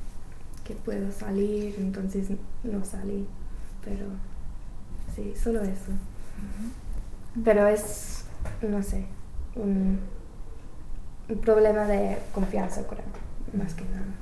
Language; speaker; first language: Spanish; non-native, learner; English